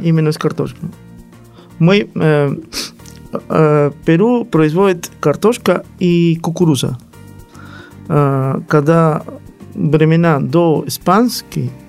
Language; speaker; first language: Russian; non-native, learner; Spanish